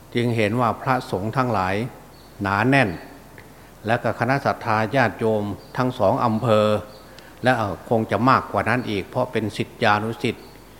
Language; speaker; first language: Thai; native; Thai